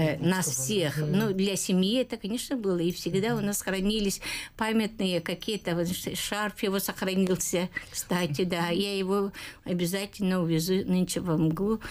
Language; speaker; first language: Russian; non-native, local second language; Yakut